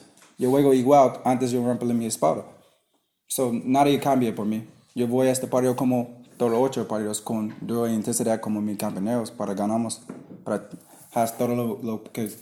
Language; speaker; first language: Spanish; non-native, learner; English